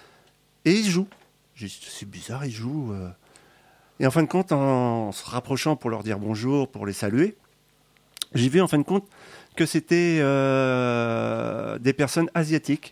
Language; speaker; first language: French; native; French